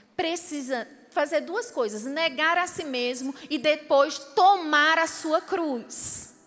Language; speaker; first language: Portuguese; native; Portuguese